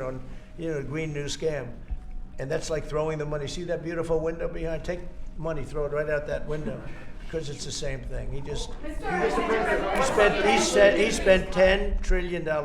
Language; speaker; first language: English; native; English